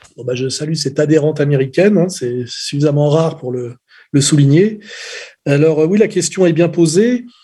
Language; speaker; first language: French; native; French